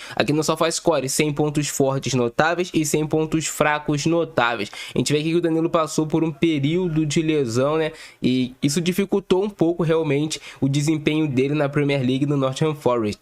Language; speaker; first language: Portuguese; native; Portuguese